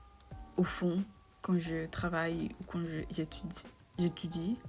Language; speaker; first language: French; non-native, fluent; English